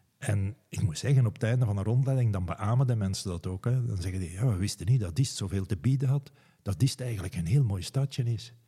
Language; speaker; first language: Dutch; native; Dutch